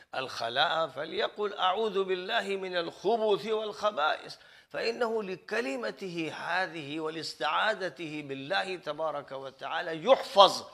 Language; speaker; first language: Arabic; non-native, fluent; Urdu